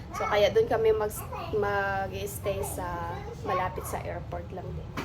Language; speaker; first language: Filipino; native; Filipino